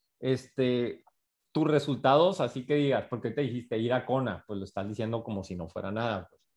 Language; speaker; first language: Spanish; native; Spanish